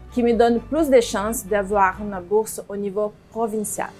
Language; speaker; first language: French; non-native, fluent; Portuguese